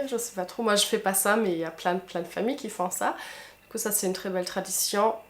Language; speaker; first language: French; non-native, fluent; German